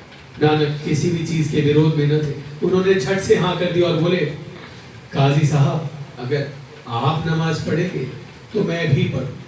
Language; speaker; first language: Hindi; native; Hindi